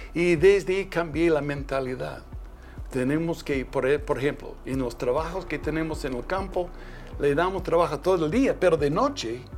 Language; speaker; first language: Spanish; non-native, fluent; English